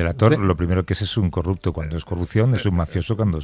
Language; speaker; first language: Spanish; native; Spanish